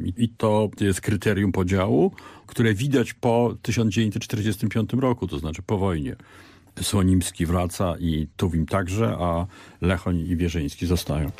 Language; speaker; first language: Polish; native; Polish